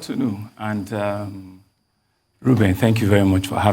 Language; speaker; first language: English; non-native, local second language; Yoruba